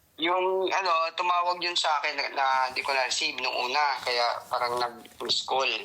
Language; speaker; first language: Filipino; non-native, local second language; Hiligaynon